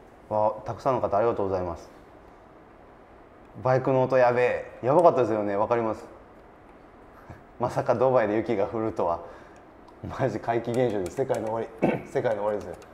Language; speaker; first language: Japanese; native; Japanese